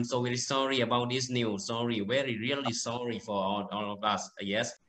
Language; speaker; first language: English; non-native, learner; Thai